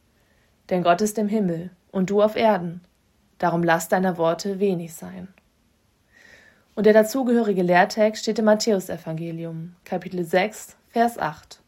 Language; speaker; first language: German; native; German